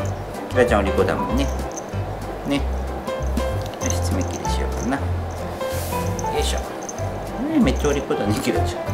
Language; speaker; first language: Japanese; native; Japanese